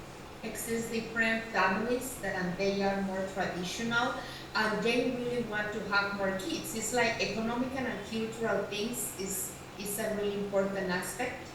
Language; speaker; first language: English; non-native, learner; Spanish